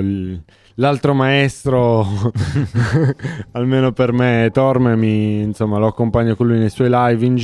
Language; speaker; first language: Italian; native; Italian